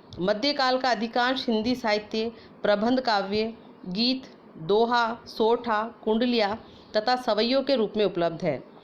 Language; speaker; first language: Hindi; native; Hindi